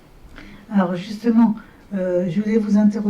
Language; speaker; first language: French; native; French